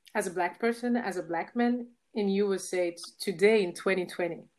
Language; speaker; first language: English; non-native, fluent; French